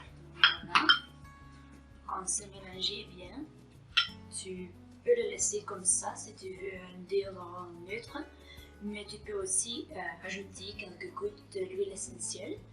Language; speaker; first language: French; non-native, fluent; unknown